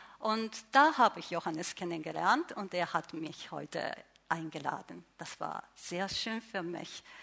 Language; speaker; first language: German; non-native, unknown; Japanese